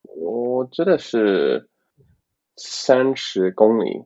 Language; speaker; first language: Chinese; non-native, learner; English